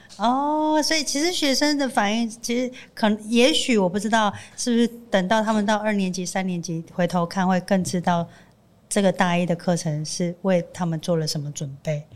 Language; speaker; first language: Chinese; native; Chinese